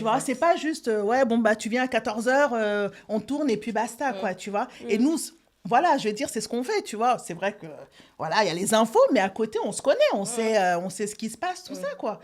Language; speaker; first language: French; native; French